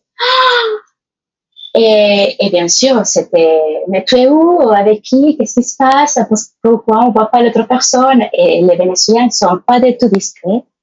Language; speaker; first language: French; non-native, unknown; Spanish